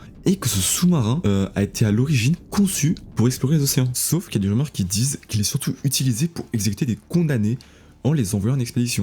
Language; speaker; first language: French; native; French